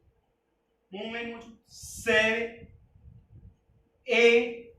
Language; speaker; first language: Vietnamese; non-native, learner; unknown